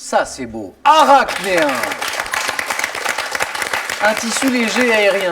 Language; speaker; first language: French; native; French